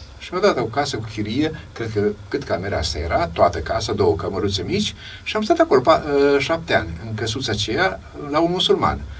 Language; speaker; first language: Romanian; native; Romanian